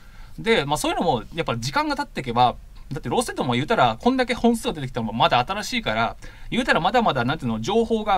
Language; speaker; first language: Japanese; native; Japanese